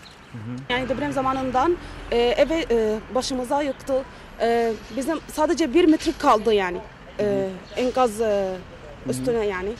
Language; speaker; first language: Turkish; non-native, learner; Arabic